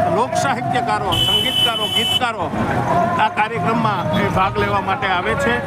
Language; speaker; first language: Gujarati; native; Gujarati